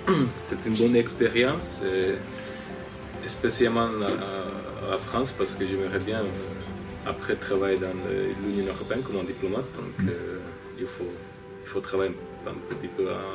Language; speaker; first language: French; non-native, fluent; Czech